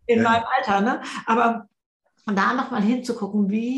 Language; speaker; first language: German; native; German